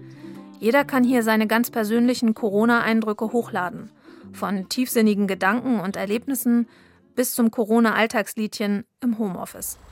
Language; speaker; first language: German; native; German